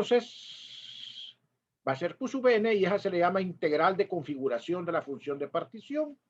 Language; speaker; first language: Spanish; native; Spanish